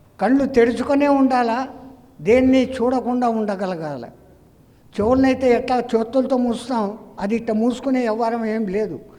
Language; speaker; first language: Telugu; non-native, fluent; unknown